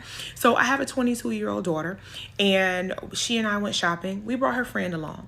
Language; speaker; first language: English; native; English